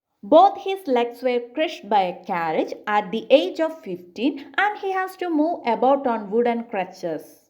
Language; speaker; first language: English; non-native, local second language; Malayalam